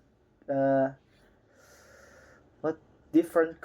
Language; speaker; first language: English; non-native, learner; Indonesian